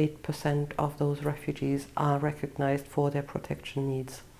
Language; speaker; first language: English; non-native, fluent; German